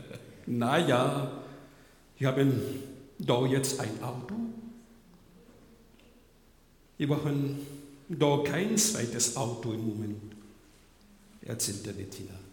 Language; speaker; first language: German; non-native, fluent; French